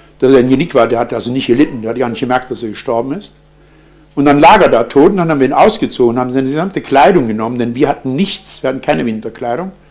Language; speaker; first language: German; native; German